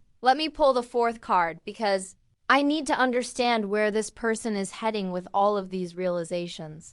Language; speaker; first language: English; native; English